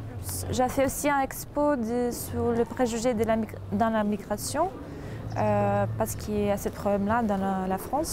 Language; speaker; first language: French; non-native, fluent; Portuguese